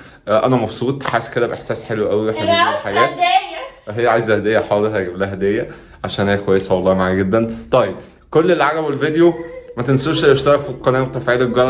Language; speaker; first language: Arabic; native; Arabic